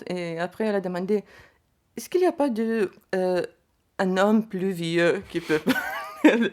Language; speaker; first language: French; non-native, learner; Lithuanian